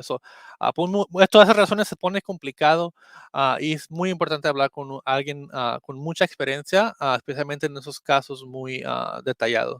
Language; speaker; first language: Spanish; early bilingual, heritage; Spanish